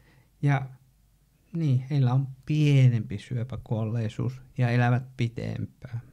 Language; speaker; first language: Finnish; native; Finnish